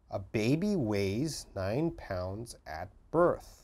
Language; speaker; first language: English; native; English